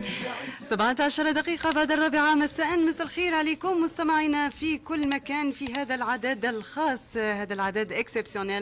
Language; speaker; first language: Arabic; native; Arabic